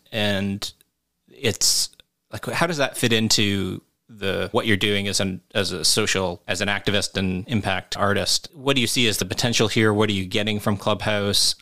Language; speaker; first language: English; native; English